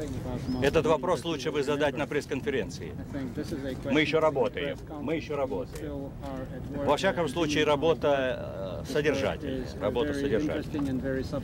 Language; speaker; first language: Russian; native; Russian